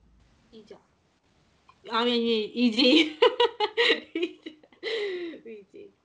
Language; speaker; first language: Korean; non-native, learner; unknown